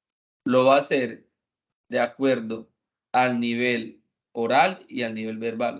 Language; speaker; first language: Spanish; native; Spanish